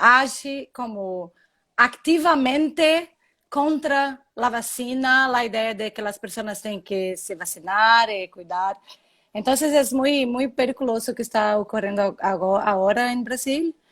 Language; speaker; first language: Spanish; non-native, learner; Portuguese